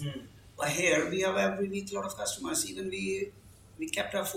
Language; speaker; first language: English; non-native, local second language; Punjabi